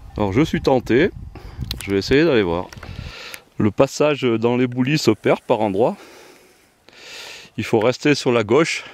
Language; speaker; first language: French; native; French